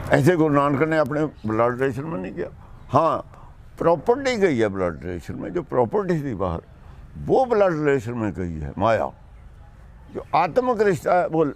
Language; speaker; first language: Hindi; non-native, local second language; Punjabi